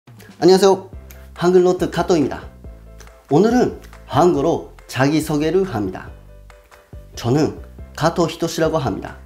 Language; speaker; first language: Korean; non-native, learner; Japanese